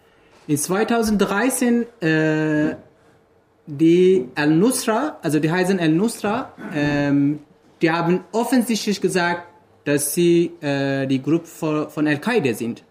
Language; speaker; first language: German; non-native, fluent; Kurdish